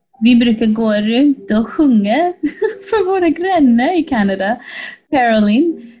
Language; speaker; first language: Swedish; non-native, fluent; English